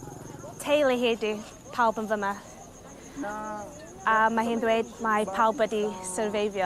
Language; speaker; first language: Welsh; non-native, local second language; English